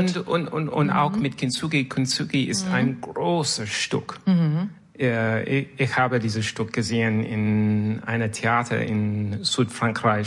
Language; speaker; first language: German; non-native, learner; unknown